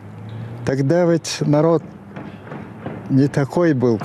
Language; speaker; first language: Russian; non-native, fluent; Mongolian